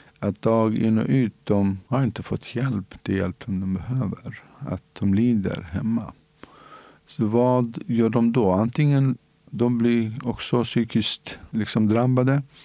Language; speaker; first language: Swedish; non-native, fluent; Central Kurdish